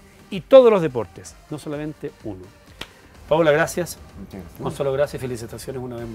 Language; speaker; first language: Spanish; native; Spanish